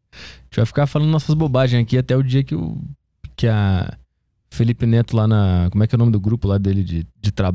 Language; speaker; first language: Portuguese; native; Portuguese